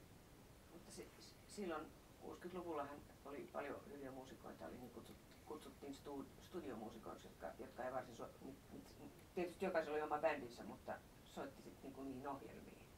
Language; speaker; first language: Finnish; native; Finnish